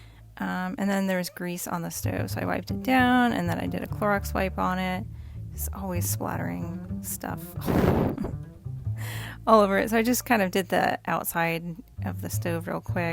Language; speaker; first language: English; native; English